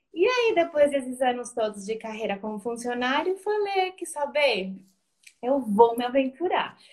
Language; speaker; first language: Portuguese; non-native, fluent; Spanish